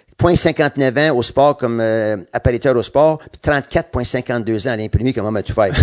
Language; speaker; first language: French; non-native, local second language; English